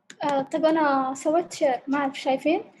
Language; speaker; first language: Arabic; native; Arabic